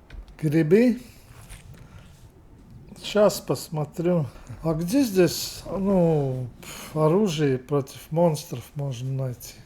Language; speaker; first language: Russian; non-native, local second language; Latvian